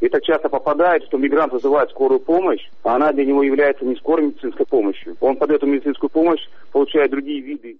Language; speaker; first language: Russian; native; Russian